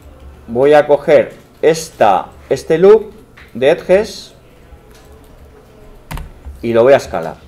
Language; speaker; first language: Spanish; native; Spanish